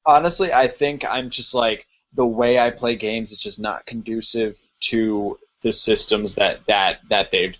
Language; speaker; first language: English; native; English